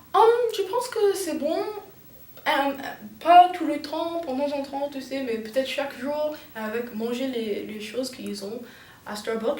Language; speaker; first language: French; non-native, learner; English